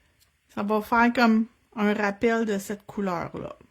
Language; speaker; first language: French; native; French